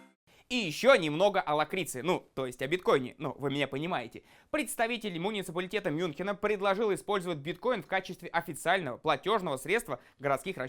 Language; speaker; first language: Russian; native; Russian